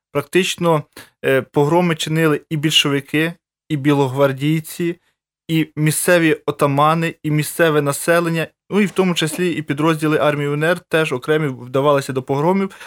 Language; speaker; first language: Ukrainian; native; Ukrainian